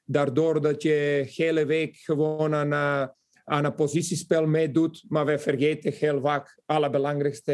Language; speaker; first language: Dutch; non-native, fluent; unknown